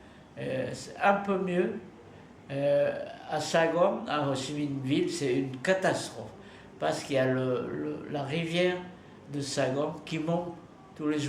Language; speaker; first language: French; non-native, fluent; Vietnamese